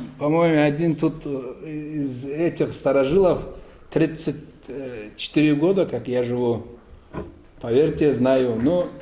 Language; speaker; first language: Russian; non-native, local second language; Karachay-Balkar